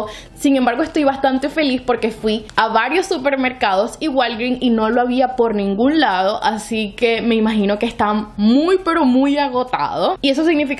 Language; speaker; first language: Spanish; native; Spanish